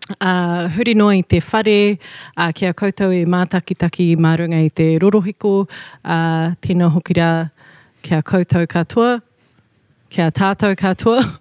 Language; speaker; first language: Māori; non-native, local second language; English